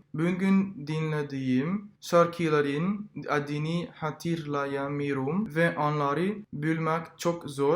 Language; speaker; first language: Turkish; non-native, learner; Spanish